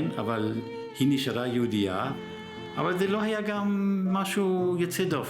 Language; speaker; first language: Hebrew; early bilingual, other home language; German